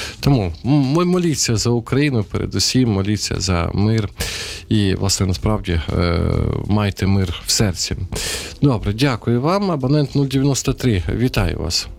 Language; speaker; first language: Ukrainian; non-native, local second language; Russian